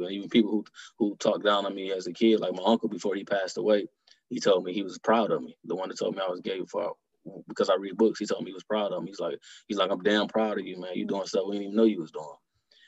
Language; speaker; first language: English; native; English